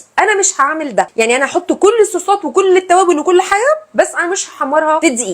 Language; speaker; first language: Arabic; native; Arabic